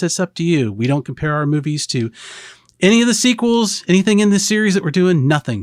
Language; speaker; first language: English; native; English